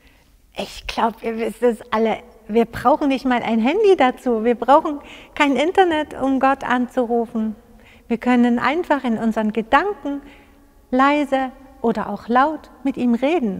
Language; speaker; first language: German; native; German